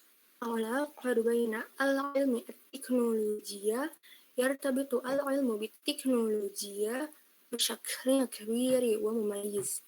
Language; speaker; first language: Arabic; non-native, learner; Indonesian